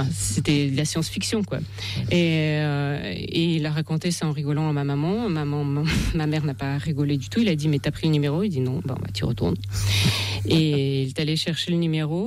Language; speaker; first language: French; non-native, fluent; Russian